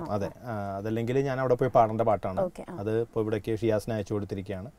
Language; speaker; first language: Malayalam; native; Malayalam